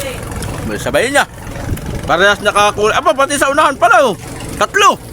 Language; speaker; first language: Filipino; native; Filipino